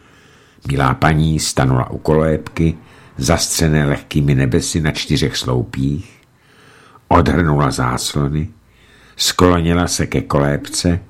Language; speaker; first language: Czech; native; Czech